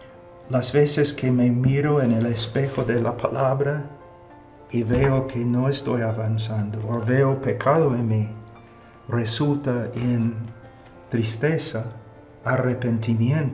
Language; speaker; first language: Spanish; non-native, fluent; English